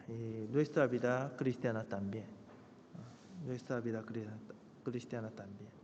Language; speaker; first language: Spanish; non-native, fluent; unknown